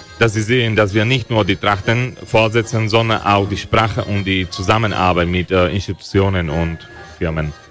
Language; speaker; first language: German; non-native, local second language; Slovak